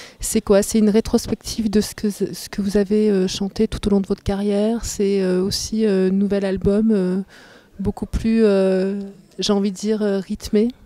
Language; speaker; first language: French; native; French